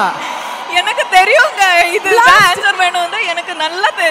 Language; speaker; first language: Tamil; non-native, learner; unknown